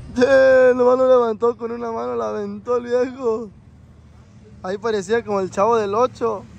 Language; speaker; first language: Spanish; early bilingual, heritage; Spanish